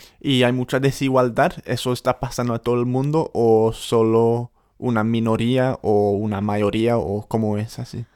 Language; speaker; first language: Spanish; non-native, fluent; English